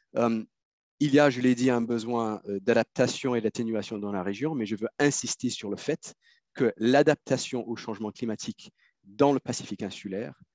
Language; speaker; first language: French; native; French